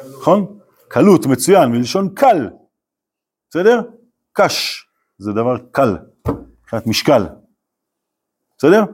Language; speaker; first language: Hebrew; native; Hebrew